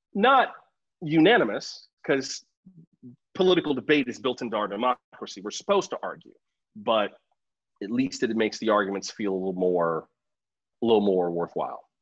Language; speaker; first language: English; native; English